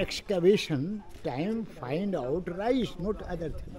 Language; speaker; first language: English; non-native, local second language; Hindi